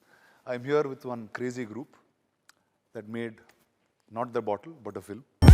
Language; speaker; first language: Telugu; native; Telugu